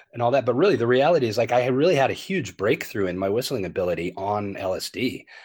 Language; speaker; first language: English; native; English